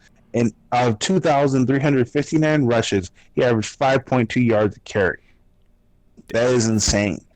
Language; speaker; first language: English; native; English